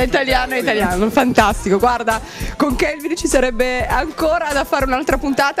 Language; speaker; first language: Italian; native; Italian